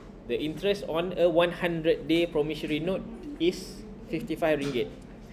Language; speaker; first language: English; non-native, local second language; Malay